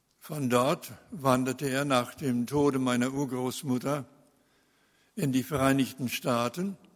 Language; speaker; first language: German; early bilingual, heritage; German